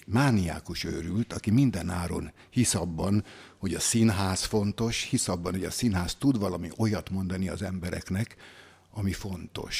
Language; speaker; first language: Hungarian; native; Hungarian